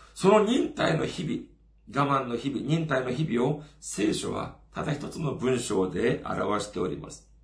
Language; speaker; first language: Japanese; non-native, fluent; Korean